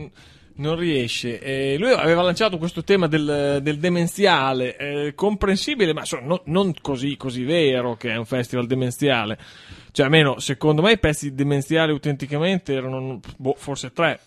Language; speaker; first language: Italian; native; Italian